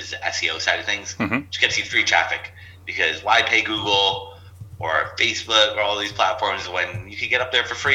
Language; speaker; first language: English; native; English